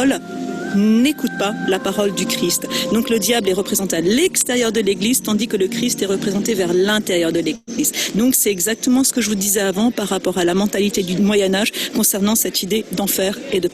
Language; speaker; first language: French; native; French